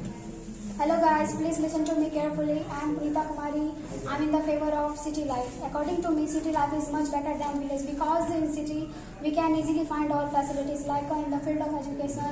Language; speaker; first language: English; non-native, learner; Hindi